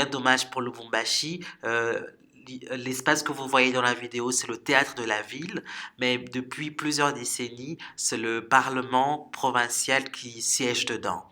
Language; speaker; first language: French; non-native, local second language; Swahili